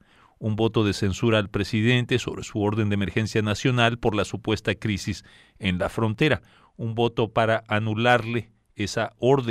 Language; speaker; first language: Spanish; native; Spanish